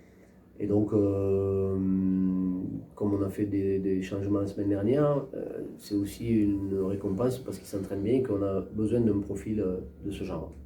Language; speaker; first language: French; native; French